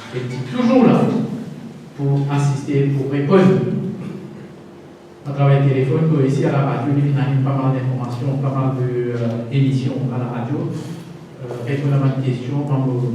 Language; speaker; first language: French; non-native, local second language; Morisyen